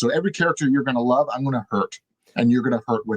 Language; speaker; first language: English; native; English